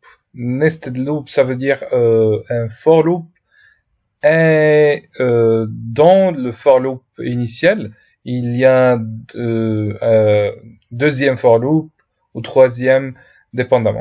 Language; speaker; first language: French; non-native, fluent; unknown